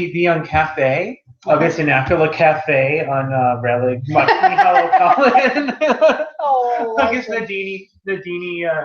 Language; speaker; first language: Irish; non-native, learner; English